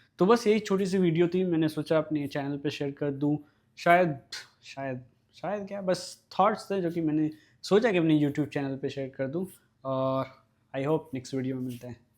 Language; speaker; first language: Hindi; native; Hindi